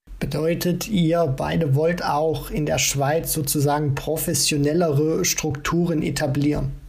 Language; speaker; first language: German; native; German